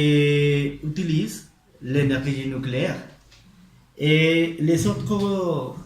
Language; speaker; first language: French; non-native, learner; Spanish